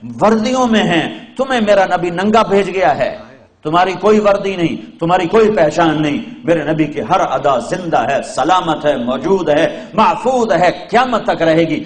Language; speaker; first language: Urdu; non-native, local second language; Punjabi